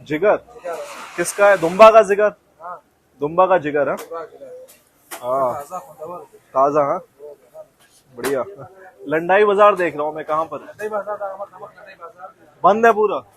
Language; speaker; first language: Hindi; native; Hindi